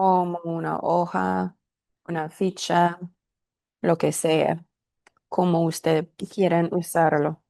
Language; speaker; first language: Spanish; non-native, fluent; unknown